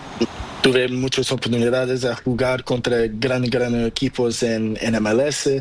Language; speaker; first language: Spanish; non-native, learner; Portuguese